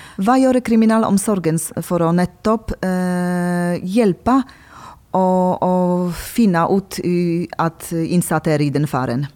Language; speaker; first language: Norwegian; non-native, fluent; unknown